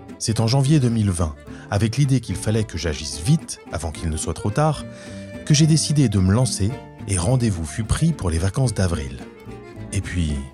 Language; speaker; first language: French; native; French